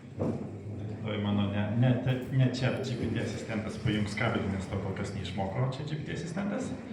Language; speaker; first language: Lithuanian; non-native, local second language; Polish